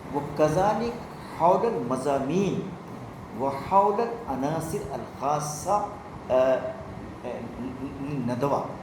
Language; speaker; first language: Arabic; non-native, fluent; Urdu